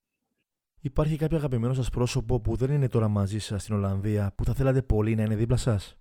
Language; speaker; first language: Greek; native; Greek